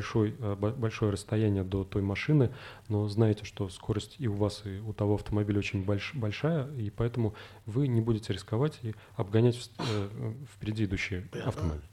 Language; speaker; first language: Russian; native; Russian